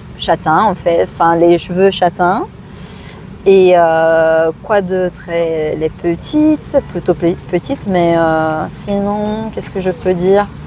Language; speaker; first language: French; non-native, fluent; Portuguese